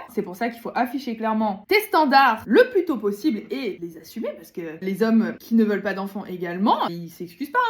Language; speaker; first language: French; native; French